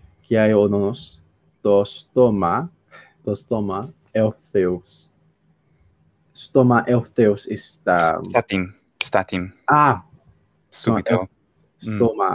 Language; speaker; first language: Greek; non-native, learner; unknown